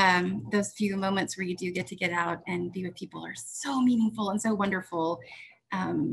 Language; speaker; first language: English; native; English